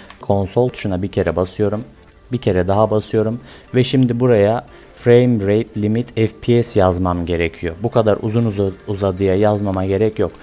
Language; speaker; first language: Turkish; native; Turkish